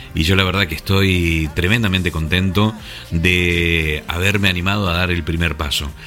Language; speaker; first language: Spanish; native; Spanish